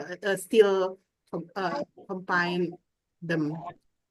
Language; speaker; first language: English; non-native, learner; Indonesian